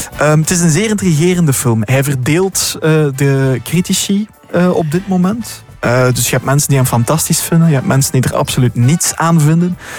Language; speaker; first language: Dutch; native; Dutch